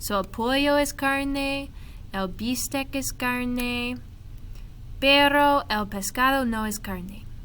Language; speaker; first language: Spanish; non-native, fluent; English